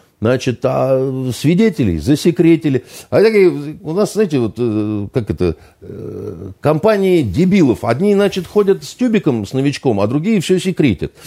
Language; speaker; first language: Russian; native; Russian